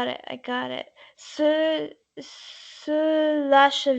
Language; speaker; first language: French; non-native, learner; English